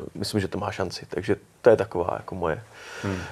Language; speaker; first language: Czech; native; Czech